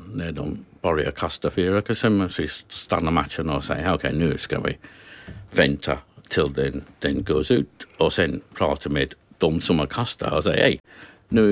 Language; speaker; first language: Swedish; non-native, fluent; English